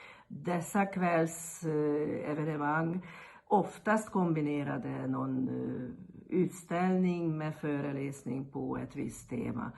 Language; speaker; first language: Swedish; non-native, fluent; Hungarian